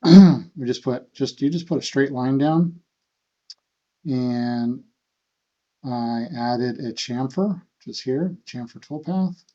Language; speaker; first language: English; native; English